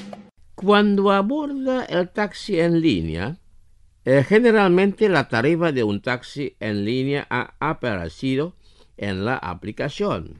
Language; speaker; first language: Spanish; non-native, fluent; Indonesian